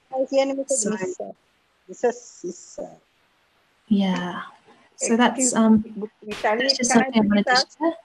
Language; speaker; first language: English; native; English